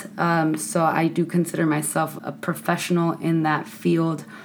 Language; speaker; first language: English; native; English